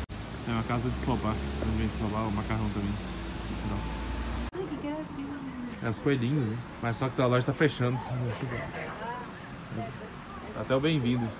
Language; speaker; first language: Portuguese; native; Portuguese